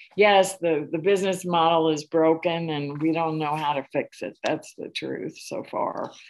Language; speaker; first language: English; native; English